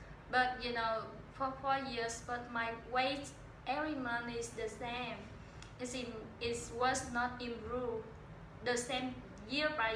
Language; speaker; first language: English; non-native, learner; Vietnamese